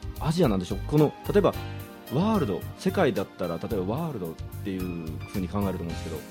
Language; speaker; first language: Japanese; native; Japanese